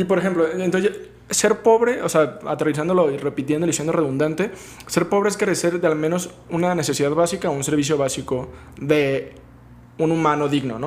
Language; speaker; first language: Spanish; native; Spanish